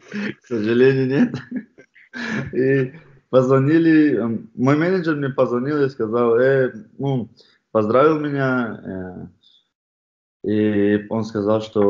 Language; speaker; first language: Russian; non-native, fluent; Chechen